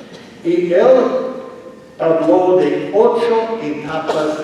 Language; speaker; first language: Spanish; non-native, fluent; English